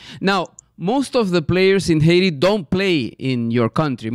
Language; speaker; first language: English; non-native, fluent; Spanish